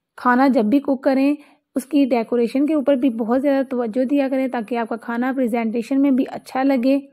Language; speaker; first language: Hindi; native; Hindi